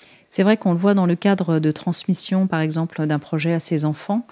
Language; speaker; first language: French; native; French